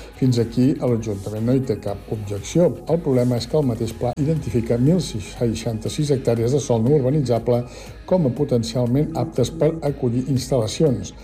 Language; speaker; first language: Catalan; native; Catalan